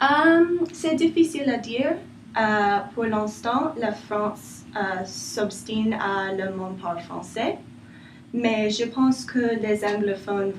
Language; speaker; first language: French; non-native, learner; English